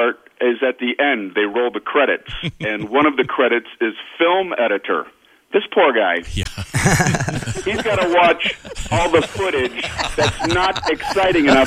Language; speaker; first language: English; native; English